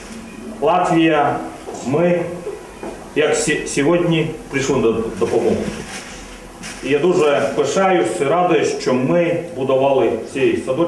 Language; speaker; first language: Ukrainian; non-native, fluent; Latvian